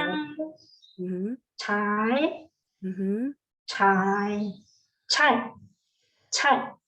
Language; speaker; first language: Chinese; non-native, learner; Indonesian